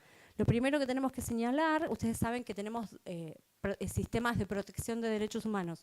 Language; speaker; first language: Spanish; native; Spanish